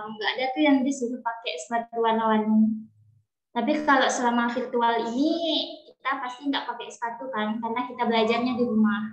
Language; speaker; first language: Indonesian; native; Indonesian